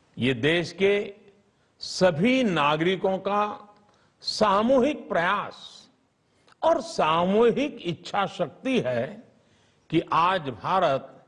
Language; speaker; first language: Hindi; non-native, local second language; Gujarati